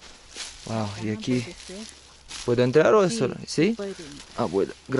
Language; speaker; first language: Spanish; non-native, learner; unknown